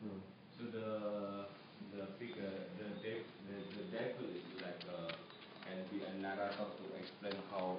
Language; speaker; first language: English; non-native, learner; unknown